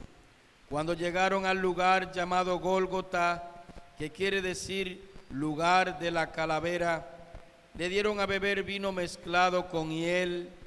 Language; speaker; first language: Spanish; native; Spanish